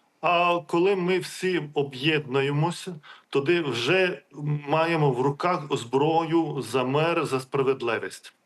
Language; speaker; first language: Ukrainian; non-native, fluent; Lithuanian